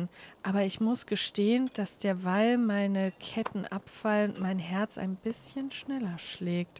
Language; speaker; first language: German; native; German